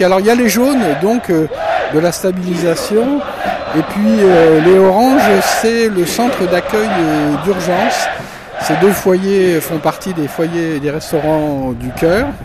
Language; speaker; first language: French; native; French